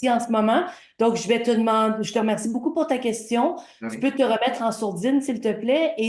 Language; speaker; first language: French; native; French